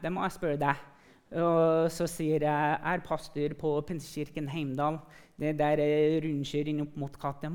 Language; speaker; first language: Norwegian; early bilingual, other home language; English